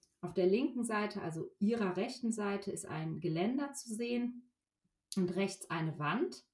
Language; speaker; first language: German; native; German